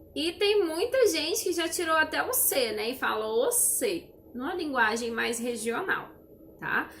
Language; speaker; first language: Portuguese; native; Portuguese